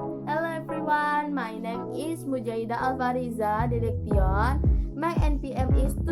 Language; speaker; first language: English; non-native, learner; Indonesian